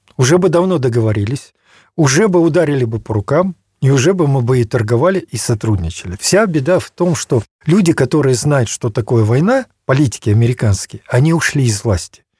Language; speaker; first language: Russian; native; Russian